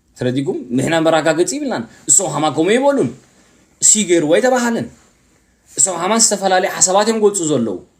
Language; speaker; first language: Tigrinya; early bilingual, heritage; Tigrinya